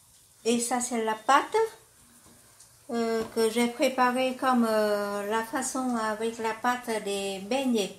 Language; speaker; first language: French; non-native, fluent; Vietnamese